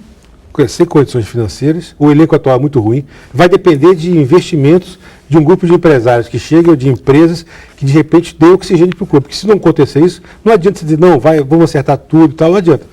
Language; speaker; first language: Portuguese; native; Portuguese